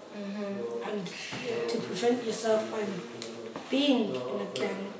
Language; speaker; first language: English; native; English